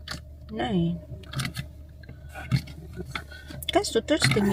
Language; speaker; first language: German; non-native, learner; Filipino